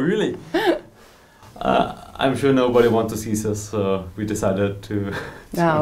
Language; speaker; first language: English; non-native, learner; German